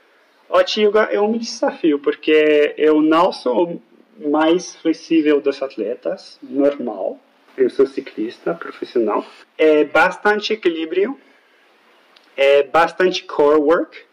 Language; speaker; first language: Portuguese; non-native, fluent; French